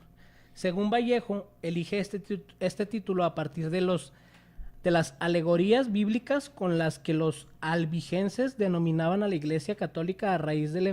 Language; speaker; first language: Spanish; native; Spanish